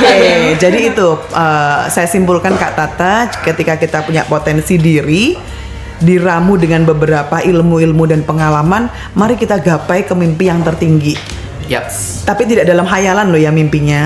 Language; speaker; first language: Indonesian; native; Indonesian